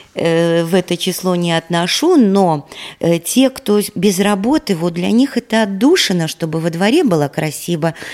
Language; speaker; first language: Russian; native; Russian